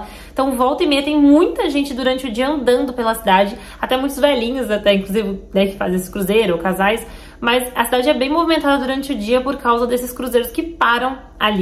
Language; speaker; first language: Portuguese; native; Portuguese